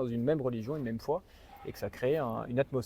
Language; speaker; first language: French; native; French